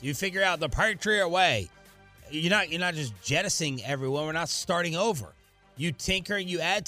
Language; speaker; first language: English; native; English